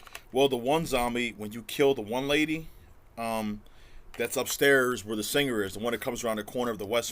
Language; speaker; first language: English; native; English